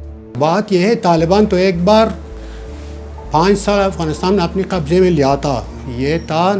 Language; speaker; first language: Hindi; non-native, fluent; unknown